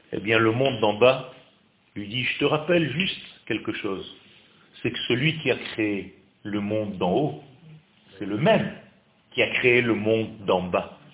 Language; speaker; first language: French; non-native, fluent; Hebrew